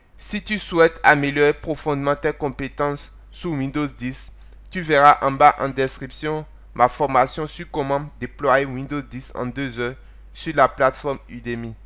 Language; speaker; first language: French; non-native, local second language; Fon